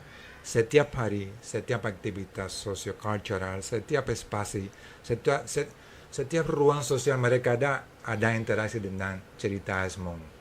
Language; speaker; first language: Indonesian; non-native, fluent; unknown